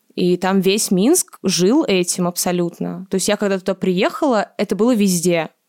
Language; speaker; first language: Russian; native; Russian